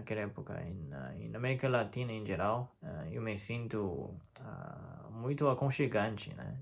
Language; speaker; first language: Portuguese; non-native, fluent; Chinese